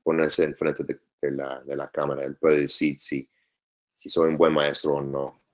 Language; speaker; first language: Spanish; non-native, learner; English